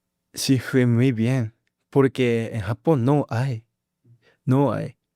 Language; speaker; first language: Spanish; non-native, learner; Japanese